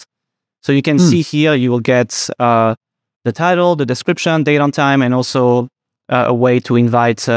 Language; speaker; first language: English; non-native, fluent; French